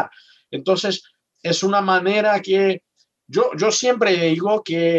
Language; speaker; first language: Spanish; non-native, fluent; Portuguese